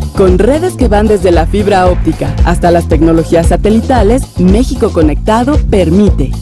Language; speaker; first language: Spanish; native; Spanish